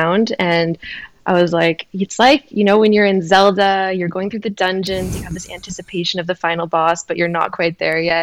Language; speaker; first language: English; native; English